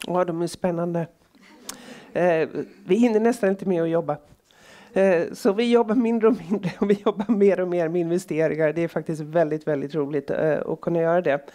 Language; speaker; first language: Swedish; native; Swedish